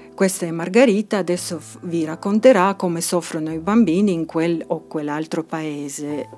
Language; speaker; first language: Italian; non-native, fluent; Russian